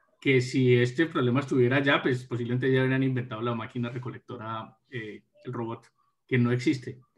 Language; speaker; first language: Spanish; native; Spanish